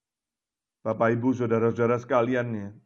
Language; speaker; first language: Indonesian; native; Indonesian